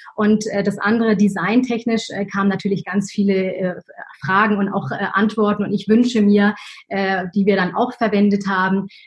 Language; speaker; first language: German; early bilingual, other home language; Arabic